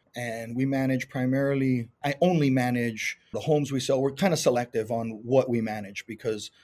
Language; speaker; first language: English; native; English